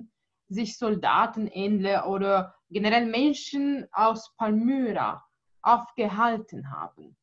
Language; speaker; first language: German; non-native, fluent; Italian